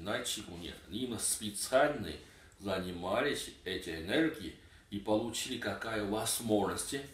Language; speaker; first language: Russian; non-native, learner; Chinese